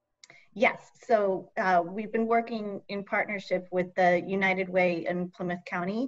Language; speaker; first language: English; native; English